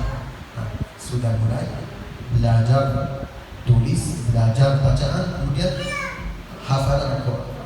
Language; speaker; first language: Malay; non-native, learner; Arabic